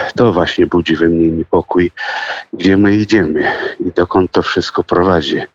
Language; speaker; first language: Polish; early bilingual, heritage; Russian